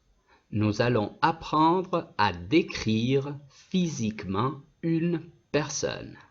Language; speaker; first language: French; non-native, fluent; Spanish